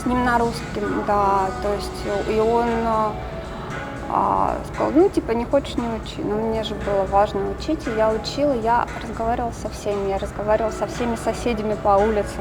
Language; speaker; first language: Russian; native; Russian